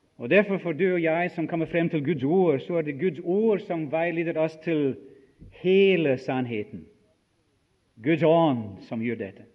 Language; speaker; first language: Norwegian; non-native, fluent; English